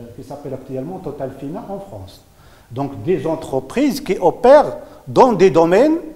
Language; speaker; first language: French; non-native, local second language; Arabic